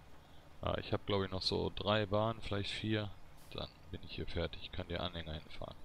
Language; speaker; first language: German; native; German